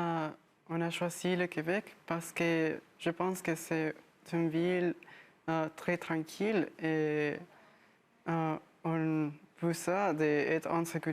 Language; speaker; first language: French; non-native, learner; Spanish